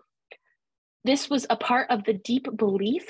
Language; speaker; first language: English; native; English